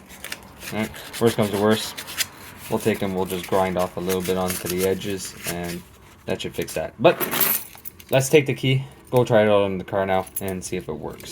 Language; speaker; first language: English; native; English